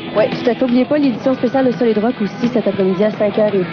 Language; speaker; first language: French; native; French